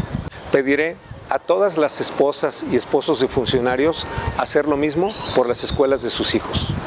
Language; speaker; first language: Spanish; native; Spanish